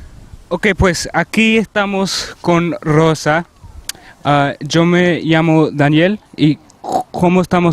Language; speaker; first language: Spanish; early bilingual, heritage; Spanish